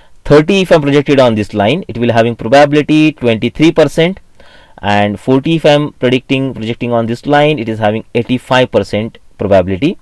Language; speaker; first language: English; non-native, local second language; Marathi